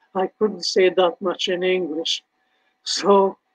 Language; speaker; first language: English; early bilingual, other home language; Hungarian